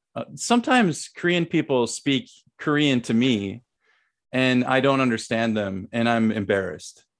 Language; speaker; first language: English; native; English